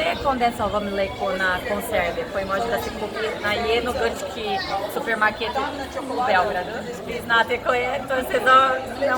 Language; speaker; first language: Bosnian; non-native, learner; Portuguese